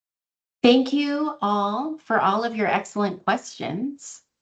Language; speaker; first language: English; native; English